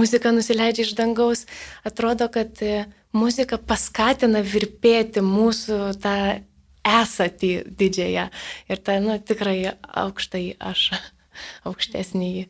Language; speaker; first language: Lithuanian; native; Lithuanian